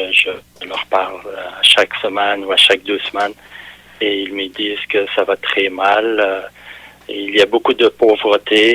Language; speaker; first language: French; non-native, fluent; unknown